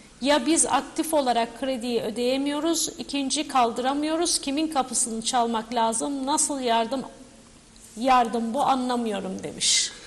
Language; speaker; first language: Turkish; native; Turkish